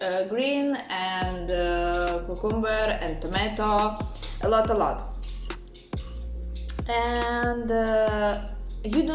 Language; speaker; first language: English; non-native, learner; Russian